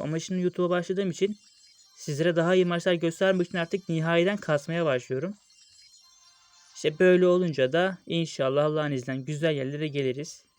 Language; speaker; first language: Turkish; native; Turkish